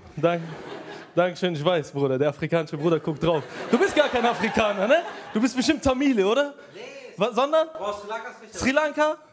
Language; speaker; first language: German; native; German